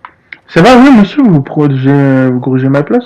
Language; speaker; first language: French; native; French